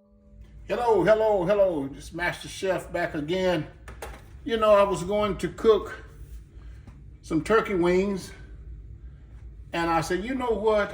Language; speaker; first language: English; native; English